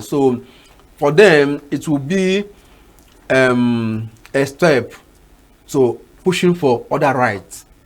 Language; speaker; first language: English; non-native, local second language; Igbo